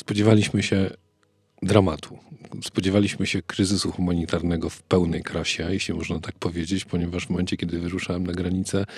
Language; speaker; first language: Polish; native; Polish